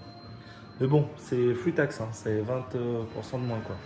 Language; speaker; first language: French; native; French